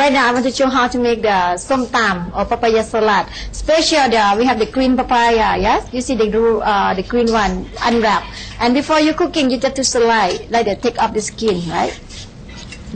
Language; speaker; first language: English; non-native, learner; Thai